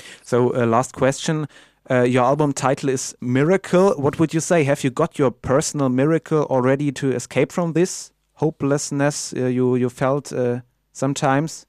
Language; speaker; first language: English; non-native, fluent; German